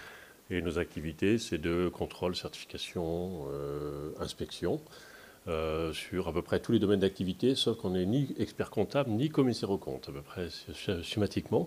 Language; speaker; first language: French; native; French